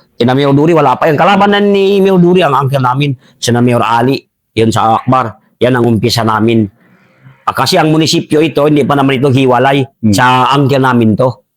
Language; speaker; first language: Filipino; non-native, local second language; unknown